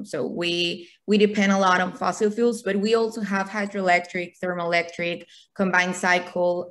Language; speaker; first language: English; non-native, fluent; Spanish